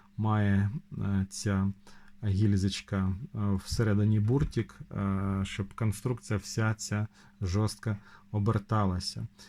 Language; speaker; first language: Ukrainian; non-native, local second language; Russian